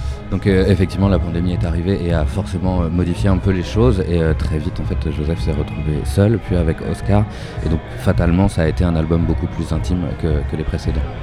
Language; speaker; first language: French; native; French